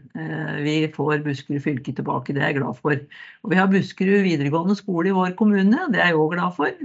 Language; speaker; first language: Norwegian; native; Norwegian